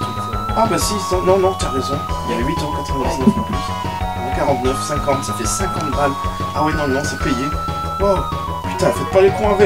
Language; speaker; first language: French; native; French